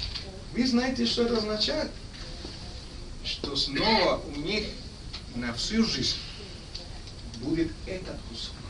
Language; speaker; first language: Russian; non-native, fluent; Spanish